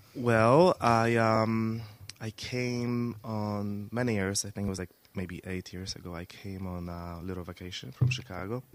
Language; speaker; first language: English; non-native, fluent; Polish